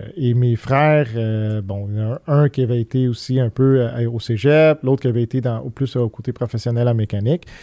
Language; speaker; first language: French; early bilingual, other home language; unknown